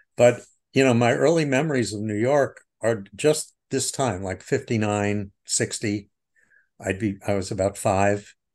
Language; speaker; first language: English; native; English